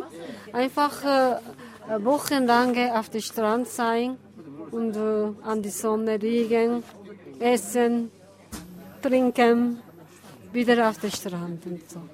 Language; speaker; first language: German; non-native, learner; Japanese